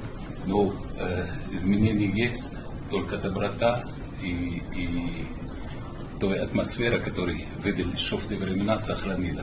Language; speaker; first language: Russian; non-native, fluent; Arabic